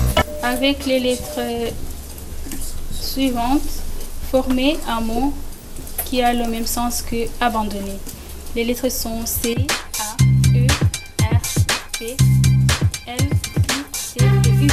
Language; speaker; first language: French; non-native, local second language; Comorian